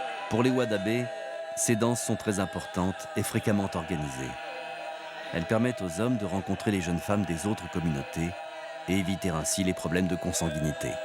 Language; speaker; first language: French; native; French